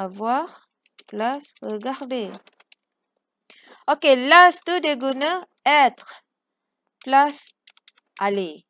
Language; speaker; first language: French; non-native, fluent; Malay